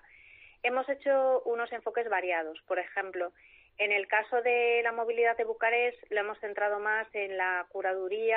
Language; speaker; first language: Spanish; native; Spanish